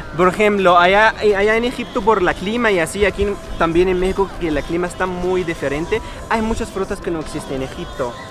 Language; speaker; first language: Spanish; non-native, learner; Arabic